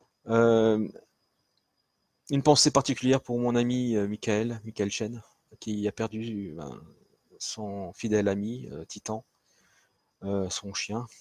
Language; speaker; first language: French; native; French